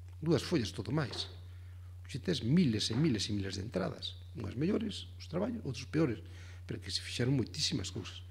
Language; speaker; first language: Galician; native; Galician